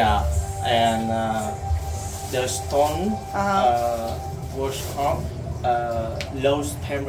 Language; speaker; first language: English; non-native, learner; Vietnamese